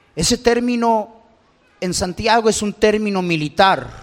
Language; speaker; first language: Spanish; early bilingual, heritage; Spanish